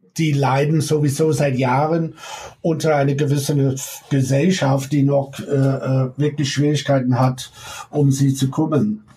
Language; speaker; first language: German; non-native, fluent; English